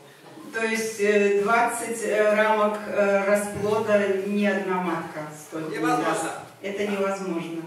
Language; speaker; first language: Russian; native; Russian